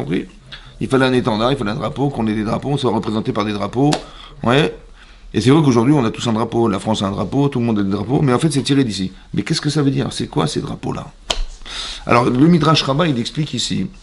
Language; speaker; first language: French; native; French